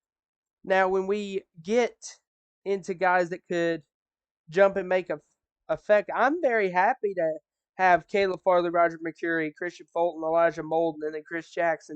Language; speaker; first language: English; native; English